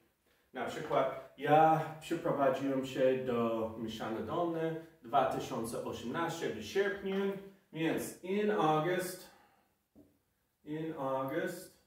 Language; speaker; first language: Polish; non-native, fluent; English